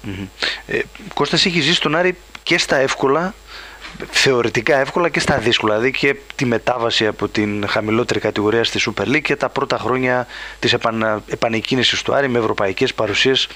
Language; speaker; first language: Greek; native; Greek